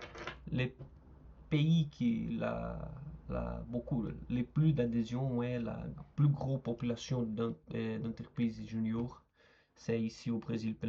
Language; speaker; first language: French; non-native, learner; Portuguese